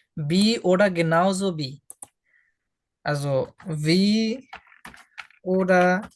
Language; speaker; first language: German; non-native, fluent; Bangla